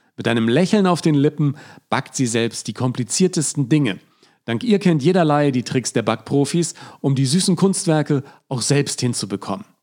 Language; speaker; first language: German; native; German